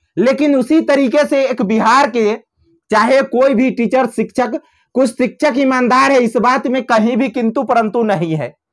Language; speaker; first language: Hindi; native; Hindi